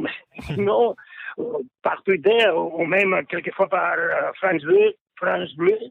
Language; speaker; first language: French; non-native, fluent; Spanish